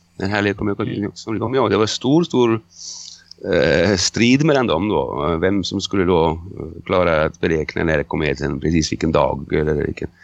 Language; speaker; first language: Swedish; non-native, fluent; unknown